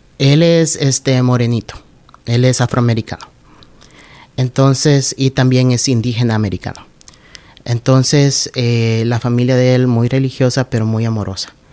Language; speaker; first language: Spanish; native; Spanish